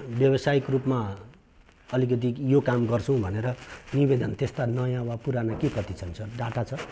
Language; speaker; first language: Nepali; native; Nepali